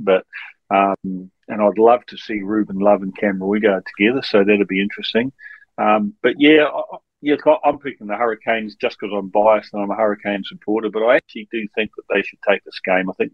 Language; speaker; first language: English; native; English